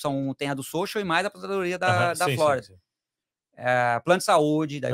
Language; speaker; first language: Portuguese; native; Portuguese